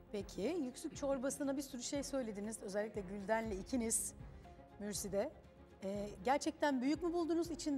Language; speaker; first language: Turkish; native; Turkish